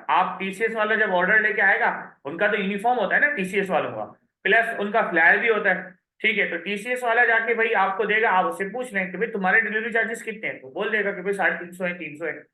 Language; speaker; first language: Urdu; native; Urdu